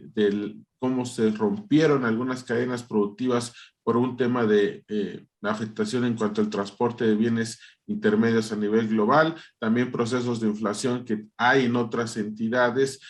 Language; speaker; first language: Spanish; native; Spanish